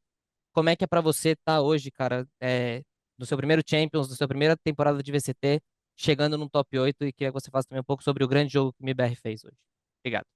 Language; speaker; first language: Portuguese; native; Portuguese